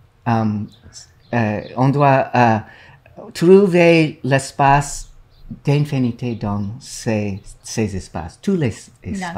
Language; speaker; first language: French; non-native, learner; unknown